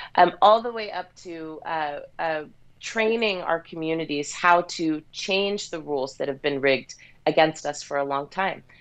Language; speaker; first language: English; native; English